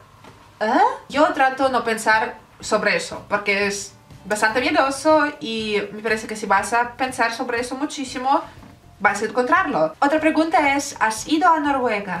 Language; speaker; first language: Spanish; non-native, learner; Russian